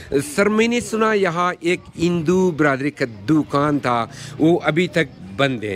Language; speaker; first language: Hindi; non-native, local second language; Persian